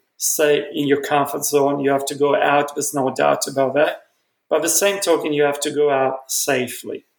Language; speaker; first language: English; non-native, fluent; Italian